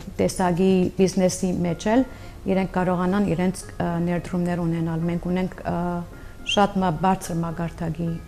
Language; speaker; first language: Armenian; early bilingual, heritage; Armenian